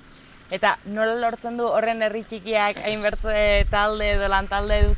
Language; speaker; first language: Basque; native; Basque